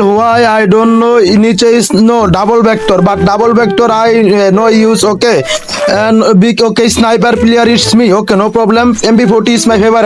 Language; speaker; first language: English; non-native, learner; Bangla